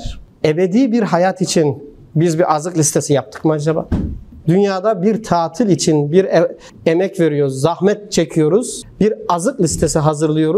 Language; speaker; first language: Turkish; native; Turkish